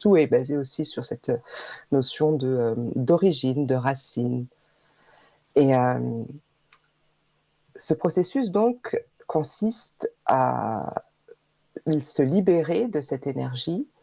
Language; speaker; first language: French; native; French